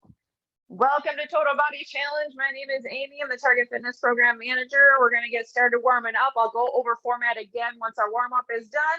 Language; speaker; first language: English; native; English